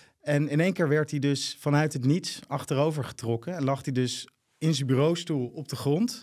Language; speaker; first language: Dutch; native; Dutch